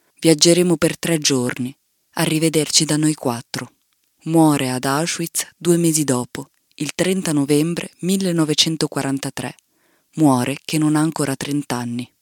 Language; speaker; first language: Italian; native; Italian